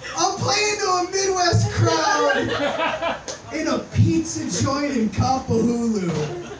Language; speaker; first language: English; native; English